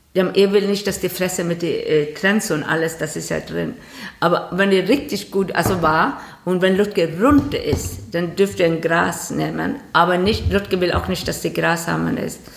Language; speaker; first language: German; non-native, learner; Swedish